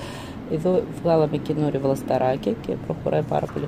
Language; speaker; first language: Greek; non-native, fluent; Russian